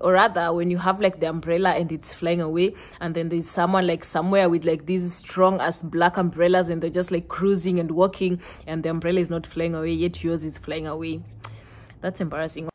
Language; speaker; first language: English; non-native, local second language; Luo (Kenya and Tanzania)